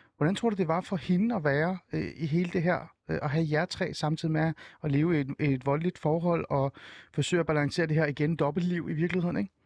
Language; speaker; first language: Danish; early bilingual, other home language; Persian